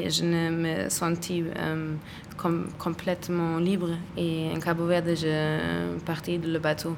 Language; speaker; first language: French; non-native, learner; German